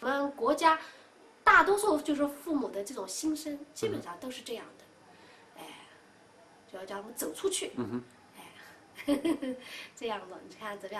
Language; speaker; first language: Chinese; native; Chinese